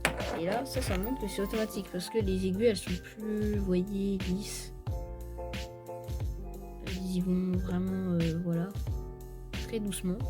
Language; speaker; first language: French; native; French